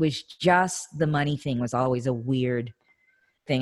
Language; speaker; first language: English; native; English